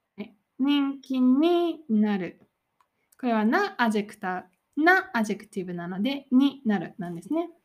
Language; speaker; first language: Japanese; native; Japanese